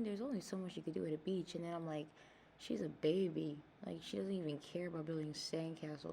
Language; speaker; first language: English; native; English